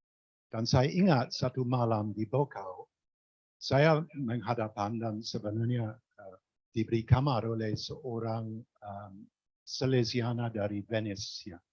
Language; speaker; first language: Indonesian; non-native, fluent; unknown